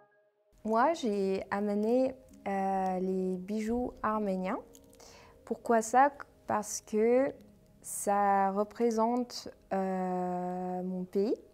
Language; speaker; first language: French; non-native, fluent; Armenian